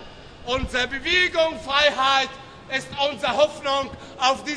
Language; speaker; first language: German; non-native, fluent; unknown